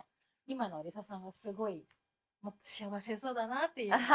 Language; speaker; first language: Japanese; non-native, fluent; Indonesian